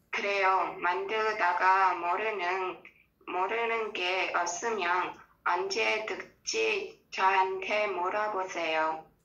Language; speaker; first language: Korean; non-native, learner; Vietnamese